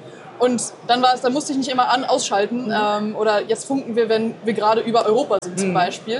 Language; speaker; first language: German; native; German